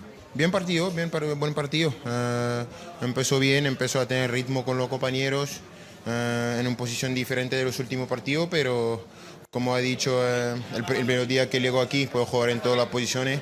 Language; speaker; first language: Spanish; non-native, fluent; French